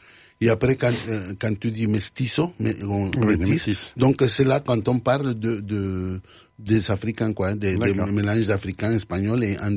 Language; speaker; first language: French; non-native, fluent; Spanish